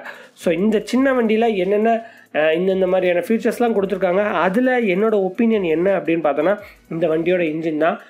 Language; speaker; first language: Tamil; native; Tamil